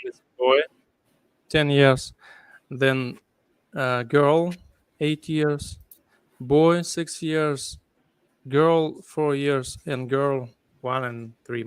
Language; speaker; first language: English; non-native, fluent; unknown